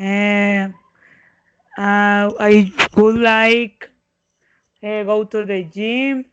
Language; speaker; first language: English; non-native, learner; Spanish